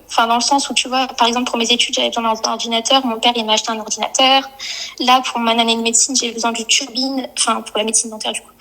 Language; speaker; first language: French; native; French